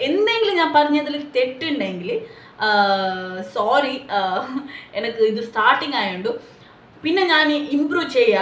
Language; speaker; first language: Malayalam; non-native, local second language; Tulu